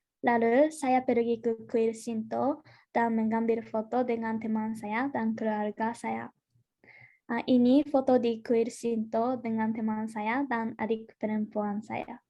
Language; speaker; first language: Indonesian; non-native, learner; Japanese